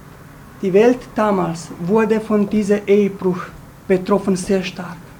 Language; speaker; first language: German; non-native, fluent; Romanian